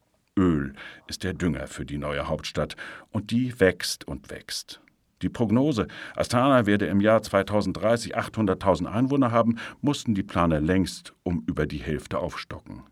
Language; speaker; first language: German; native; German